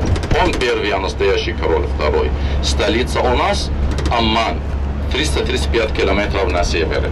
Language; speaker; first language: Russian; non-native, fluent; Arabic